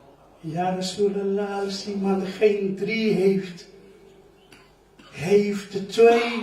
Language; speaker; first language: Dutch; non-native, fluent; Urdu